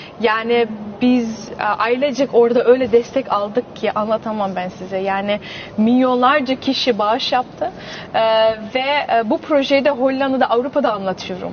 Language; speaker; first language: Turkish; early bilingual, heritage; Turkish